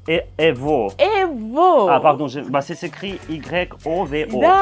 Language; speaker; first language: French; non-native, fluent; Russian